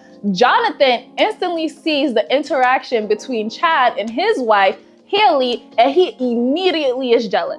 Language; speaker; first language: English; native; English